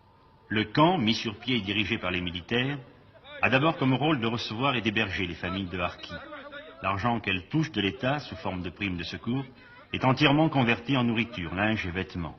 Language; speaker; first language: French; native; French